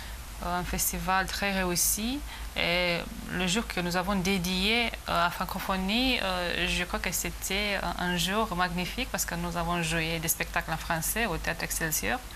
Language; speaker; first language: French; non-native, fluent; Romanian